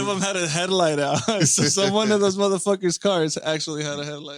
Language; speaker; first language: English; native; English